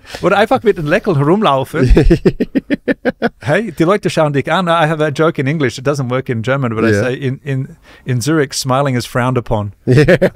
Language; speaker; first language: German; non-native, fluent; English